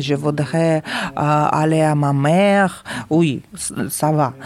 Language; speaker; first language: French; non-native, learner; Ukrainian